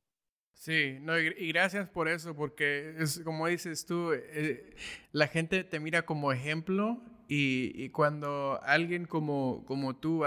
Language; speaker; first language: Spanish; early bilingual, heritage; Spanish